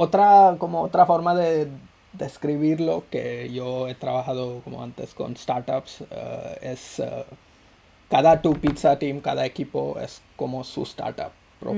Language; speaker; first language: Spanish; non-native, fluent; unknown